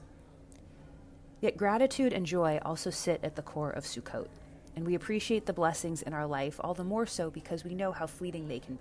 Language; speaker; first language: English; native; English